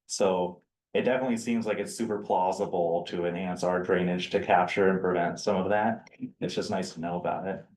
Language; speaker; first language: English; native; English